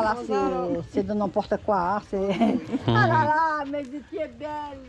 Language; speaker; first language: French; non-native, learner; Portuguese